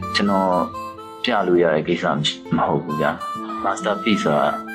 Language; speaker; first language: Burmese; native; Burmese